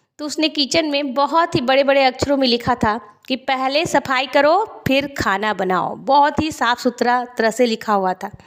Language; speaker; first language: Hindi; native; Hindi